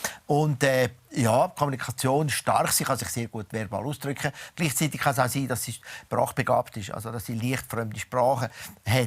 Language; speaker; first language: German; native; German